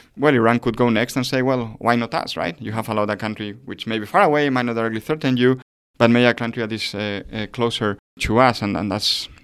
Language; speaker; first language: English; non-native, fluent; Spanish